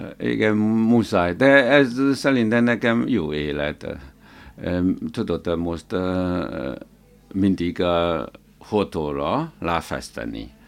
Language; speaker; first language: Hungarian; non-native, learner; Chinese